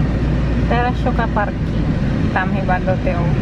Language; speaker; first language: Polish; non-native, learner; Filipino